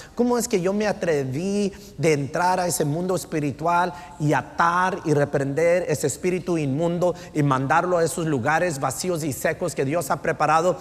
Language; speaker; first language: Spanish; non-native, fluent; English